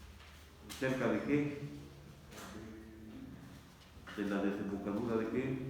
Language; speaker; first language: Spanish; native; Spanish